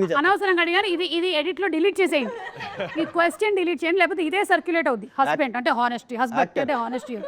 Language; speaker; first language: Telugu; non-native, local second language; Malayalam